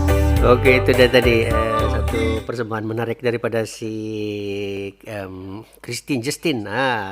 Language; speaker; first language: Malay; native; Malay